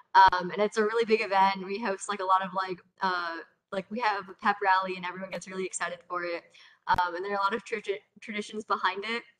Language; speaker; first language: English; native; English